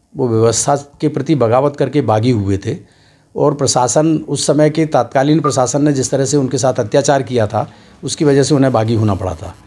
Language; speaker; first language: Hindi; native; Hindi